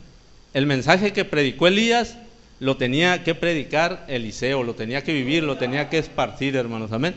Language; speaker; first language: Spanish; native; Spanish